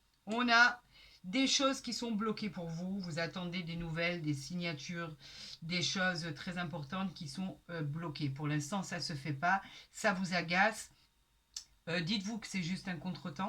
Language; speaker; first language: French; native; French